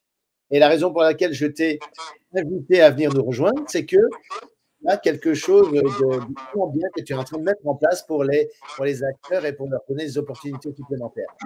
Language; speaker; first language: French; native; French